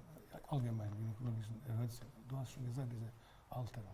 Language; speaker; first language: German; non-native, fluent; Albanian